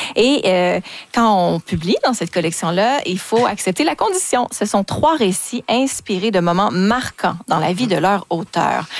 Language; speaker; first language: French; native; French